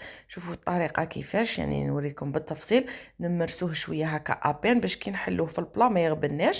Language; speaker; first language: Arabic; native; Arabic